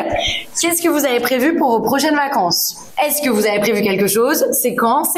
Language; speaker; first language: French; native; French